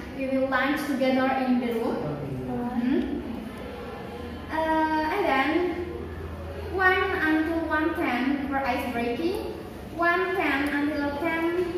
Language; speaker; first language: English; non-native, learner; Indonesian